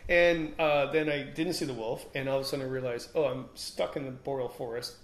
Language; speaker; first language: English; native; English